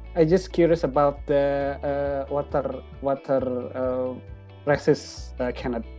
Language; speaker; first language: English; non-native, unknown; Indonesian